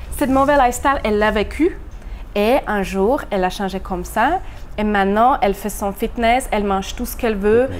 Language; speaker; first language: French; non-native, fluent; Slovak